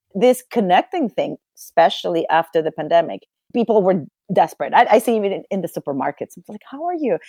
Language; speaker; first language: English; non-native, fluent; Spanish